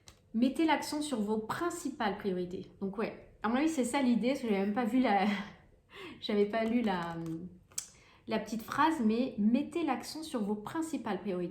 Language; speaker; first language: French; native; French